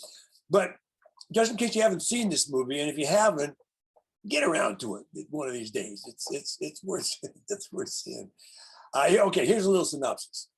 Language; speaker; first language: English; native; English